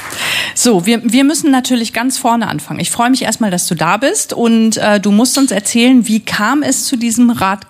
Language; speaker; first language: German; native; German